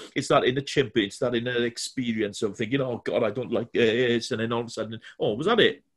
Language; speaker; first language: English; native; English